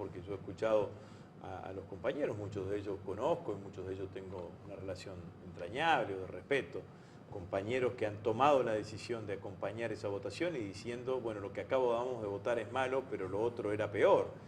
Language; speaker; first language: Spanish; native; Spanish